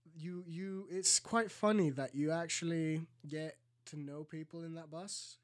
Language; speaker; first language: English; early bilingual, other home language; Greek